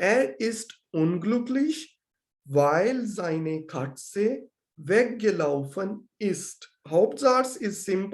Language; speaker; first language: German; non-native, learner; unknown